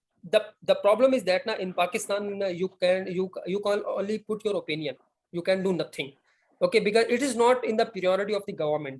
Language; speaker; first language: English; non-native, local second language; Urdu